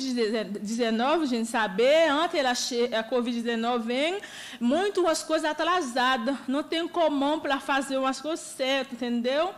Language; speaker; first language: Portuguese; non-native, learner; Haitian Creole